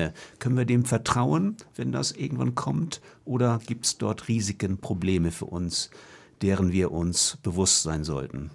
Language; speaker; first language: German; native; German